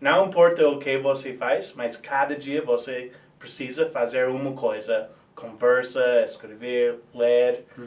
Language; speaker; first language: Portuguese; non-native, fluent; English